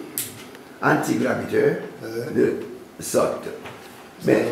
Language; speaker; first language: French; non-native, learner; Japanese